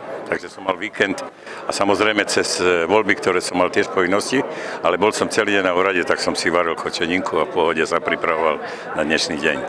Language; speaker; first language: Slovak; native; Slovak